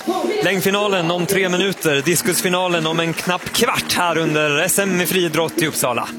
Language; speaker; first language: Swedish; native; Swedish